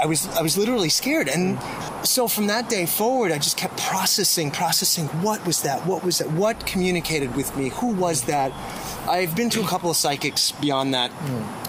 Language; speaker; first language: English; native; English